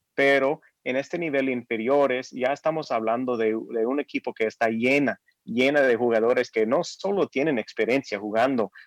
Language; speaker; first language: Spanish; non-native, fluent; English